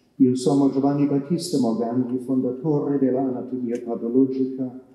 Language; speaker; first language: Italian; non-native, fluent; German